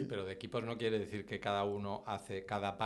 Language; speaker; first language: Spanish; native; Spanish